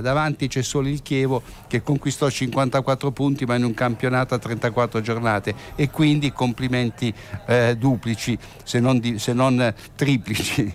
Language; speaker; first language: Italian; native; Italian